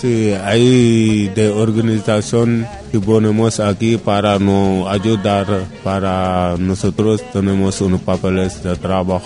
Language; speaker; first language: Spanish; non-native, learner; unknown